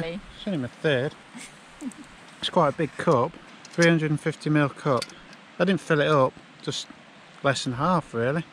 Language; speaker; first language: English; native; English